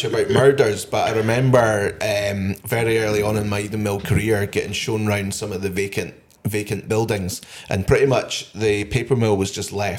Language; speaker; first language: English; native; English